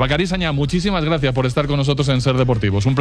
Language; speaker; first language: Spanish; native; Spanish